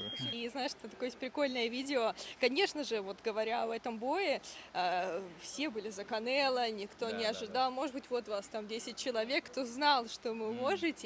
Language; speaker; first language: Russian; native; Russian